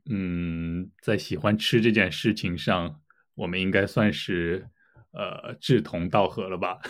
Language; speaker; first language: Chinese; native; Chinese